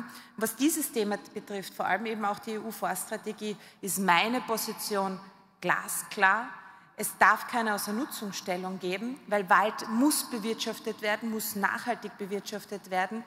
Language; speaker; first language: German; native; German